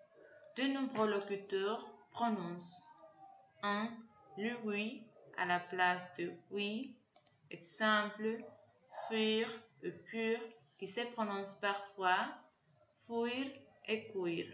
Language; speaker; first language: French; non-native, learner; Spanish